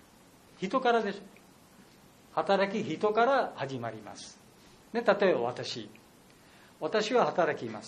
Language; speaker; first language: Japanese; non-native, learner; Bangla